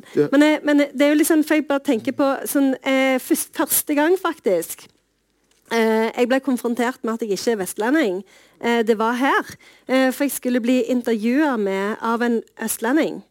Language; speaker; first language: Norwegian; native; Norwegian